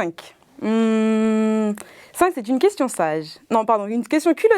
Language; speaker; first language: French; native; French